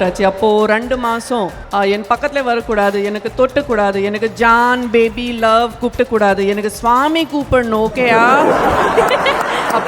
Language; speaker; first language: Tamil; non-native, local second language; Gujarati